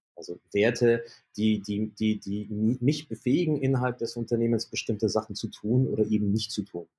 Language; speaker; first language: German; early bilingual, other home language; Polish